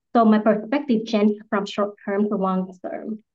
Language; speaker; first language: English; non-native, fluent; Vietnamese